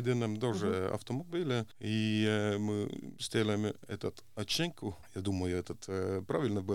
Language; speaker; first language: Russian; non-native, local second language; Estonian